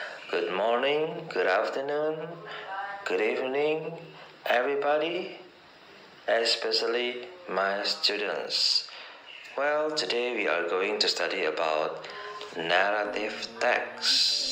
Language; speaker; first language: English; non-native, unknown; Indonesian